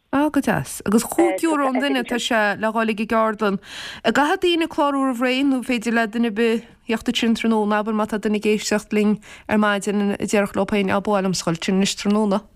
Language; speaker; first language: Irish; native; Irish